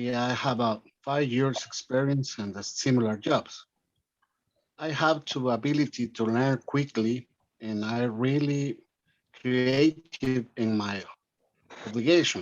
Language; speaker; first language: English; non-native, learner; Spanish